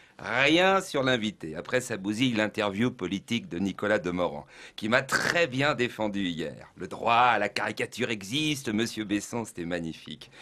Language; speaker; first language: French; native; French